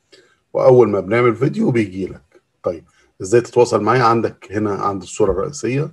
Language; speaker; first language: Arabic; native; Arabic